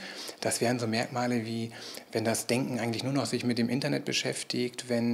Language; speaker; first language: German; native; German